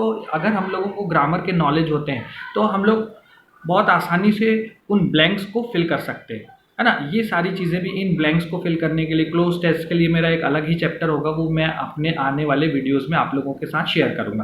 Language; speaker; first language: Hindi; native; Hindi